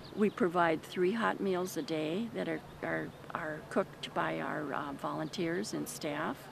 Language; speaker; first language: English; native; English